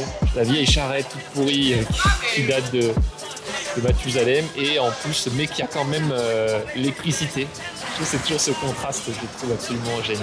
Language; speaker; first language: French; native; French